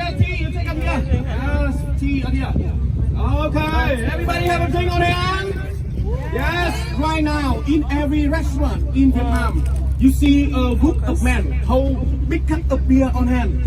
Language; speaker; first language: English; non-native, learner; Vietnamese